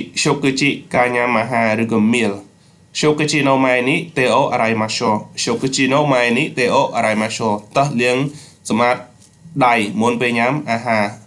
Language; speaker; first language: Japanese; non-native, learner; Khmer